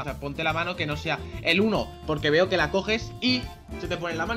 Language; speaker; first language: Spanish; native; Spanish